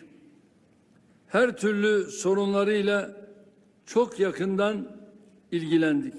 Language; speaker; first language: Turkish; native; Turkish